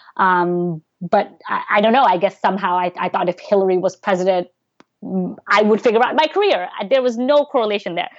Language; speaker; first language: English; early bilingual, other home language; Bangla